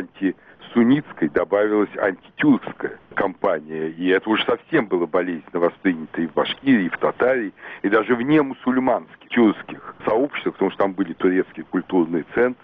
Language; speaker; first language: Russian; native; Russian